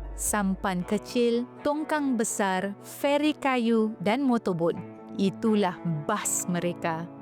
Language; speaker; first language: Malay; native; Malay